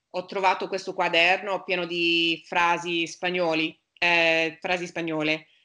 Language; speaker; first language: Italian; non-native, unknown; English